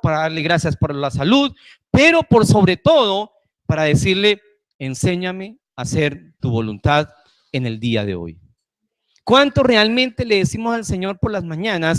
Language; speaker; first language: Spanish; native; Spanish